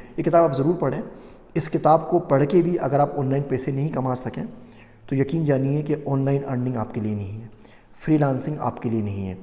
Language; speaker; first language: Urdu; native; Urdu